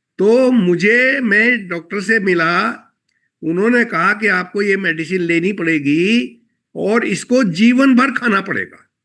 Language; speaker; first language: Hindi; native; Hindi